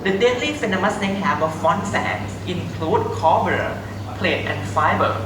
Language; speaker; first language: English; non-native, learner; Thai